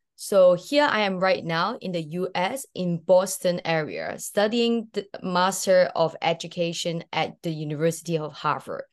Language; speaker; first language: English; early bilingual, other home language; Cantonese